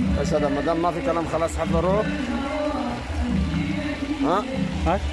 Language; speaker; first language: Arabic; non-native, learner; Filipino